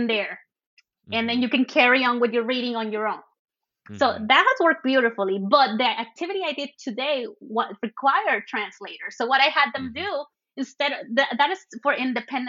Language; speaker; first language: English; early bilingual, other home language; Spanish